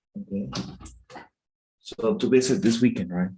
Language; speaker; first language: English; non-native, fluent; Spanish